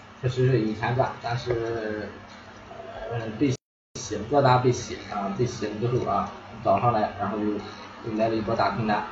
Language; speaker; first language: Chinese; native; Chinese